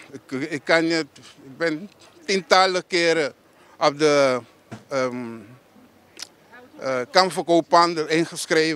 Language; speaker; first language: Dutch; non-native, local second language; Papiamento